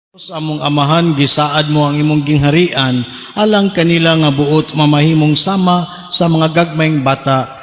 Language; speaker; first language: Cebuano; native; Cebuano